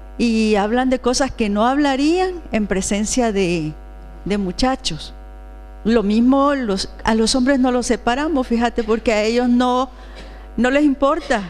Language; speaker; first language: Spanish; native; Spanish